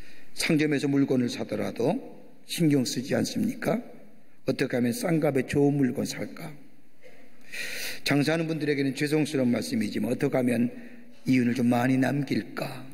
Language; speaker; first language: Korean; native; Korean